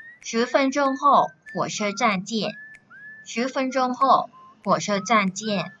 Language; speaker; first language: Chinese; non-native, fluent; Thai